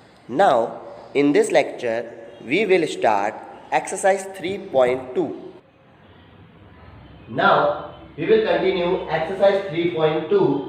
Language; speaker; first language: English; non-native, local second language; Hindi